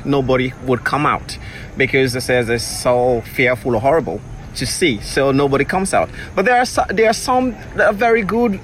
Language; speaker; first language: English; non-native, local second language; Krio